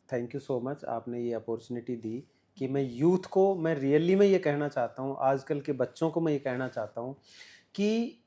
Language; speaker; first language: Hindi; native; Hindi